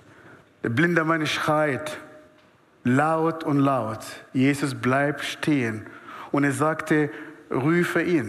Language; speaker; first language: German; non-native, fluent; Arabic